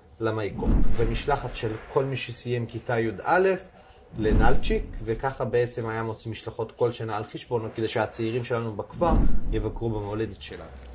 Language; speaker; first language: Hebrew; non-native, local second language; Adyghe